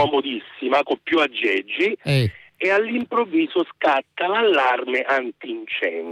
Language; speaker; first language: Italian; native; Italian